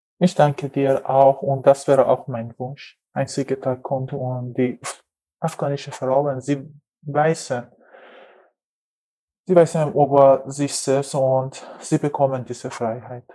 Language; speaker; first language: German; non-native, learner; Persian